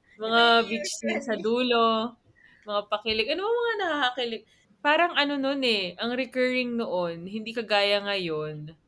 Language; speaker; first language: Filipino; native; Filipino